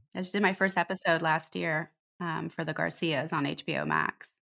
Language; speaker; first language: English; native; English